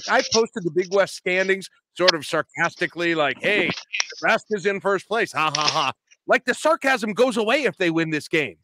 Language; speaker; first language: English; native; English